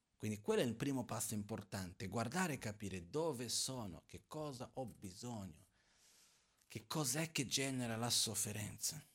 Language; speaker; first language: Italian; non-native, fluent; Portuguese